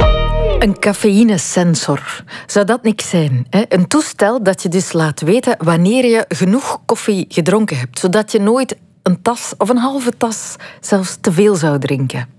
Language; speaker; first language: Dutch; native; Dutch